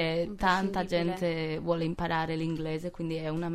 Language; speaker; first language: Italian; non-native, fluent; English